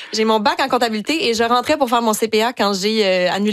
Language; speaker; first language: French; native; French